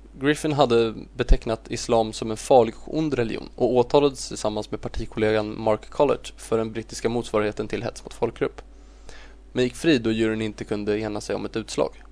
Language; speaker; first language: Swedish; native; Swedish